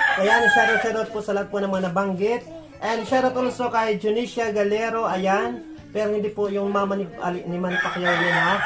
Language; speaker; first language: Filipino; non-native, local second language; Waray